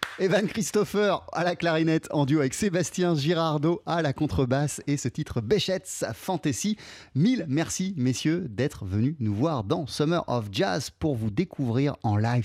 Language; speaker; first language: French; native; French